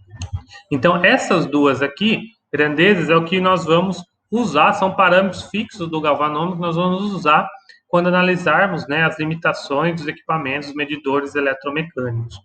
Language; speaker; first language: Portuguese; native; Portuguese